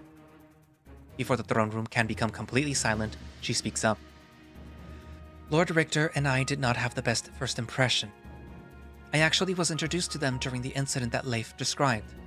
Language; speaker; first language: English; native; English